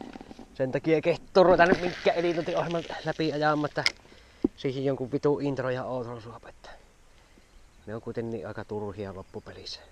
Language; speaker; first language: Finnish; native; Finnish